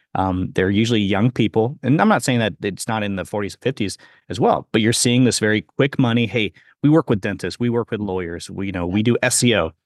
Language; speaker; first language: English; native; English